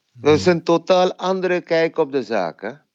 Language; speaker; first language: Dutch; non-native, fluent; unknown